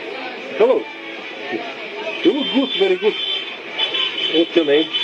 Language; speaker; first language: English; non-native, learner; Russian